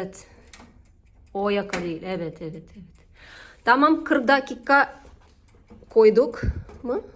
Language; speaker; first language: Turkish; non-native, learner; Russian